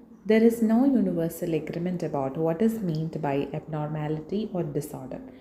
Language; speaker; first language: English; non-native, local second language; Malayalam